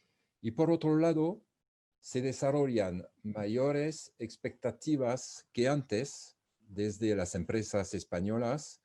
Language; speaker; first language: Spanish; non-native, fluent; French